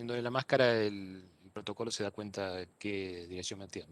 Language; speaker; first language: Spanish; native; Spanish